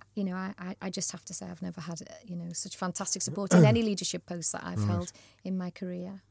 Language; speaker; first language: English; native; English